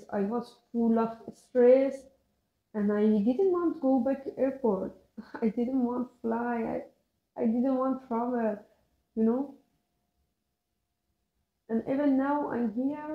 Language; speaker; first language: English; non-native, learner; Persian